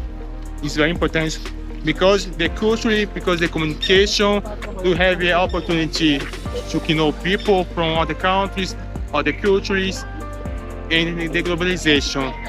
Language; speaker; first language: English; non-native, learner; Portuguese